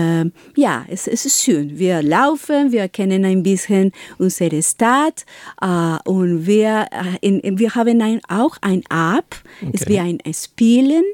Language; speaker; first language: German; non-native, learner; Spanish